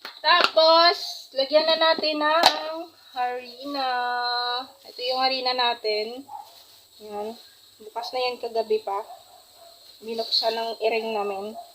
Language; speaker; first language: Filipino; non-native, local second language; Hiligaynon